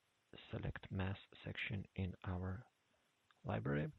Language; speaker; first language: English; non-native, fluent; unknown